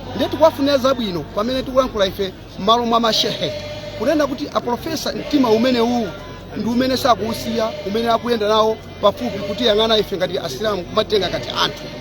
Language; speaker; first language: Nyanja; non-native, local second language; Yao